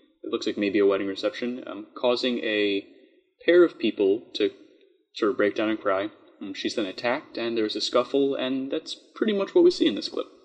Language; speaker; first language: English; native; English